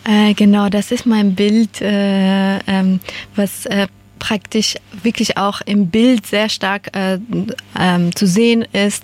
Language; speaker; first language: German; non-native, fluent; Persian